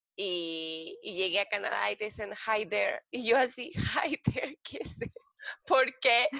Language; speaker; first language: Spanish; native; Spanish